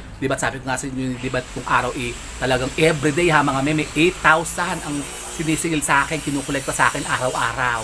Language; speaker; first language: Filipino; native; Filipino